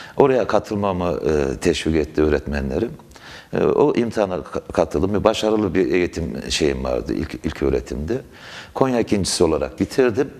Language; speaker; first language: Turkish; native; Turkish